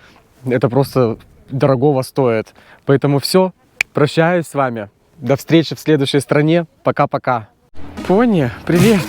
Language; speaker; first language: Russian; native; Russian